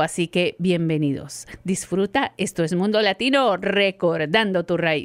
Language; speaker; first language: Spanish; native; Spanish